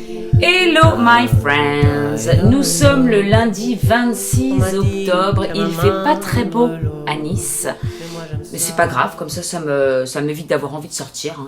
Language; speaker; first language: French; native; French